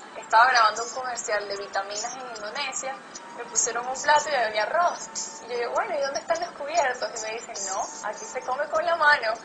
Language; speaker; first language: Spanish; native; Spanish